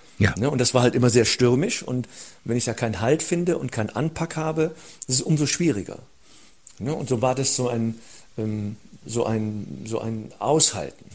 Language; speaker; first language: German; early bilingual, other home language; Turkish